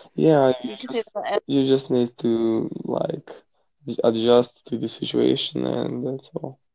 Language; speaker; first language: English; non-native, fluent; Croatian